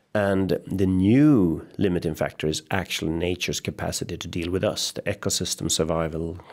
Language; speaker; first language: English; non-native, fluent; Swedish